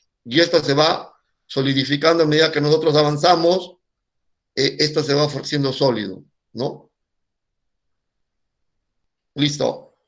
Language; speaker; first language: Spanish; native; Spanish